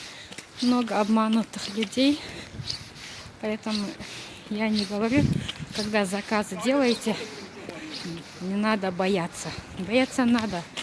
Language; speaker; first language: Russian; non-native, local second language; Kyrgyz